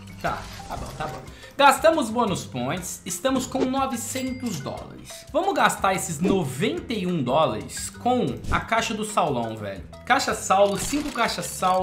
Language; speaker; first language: Portuguese; native; Portuguese